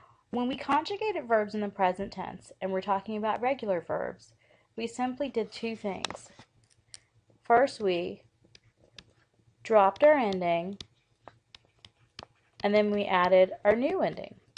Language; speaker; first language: English; native; English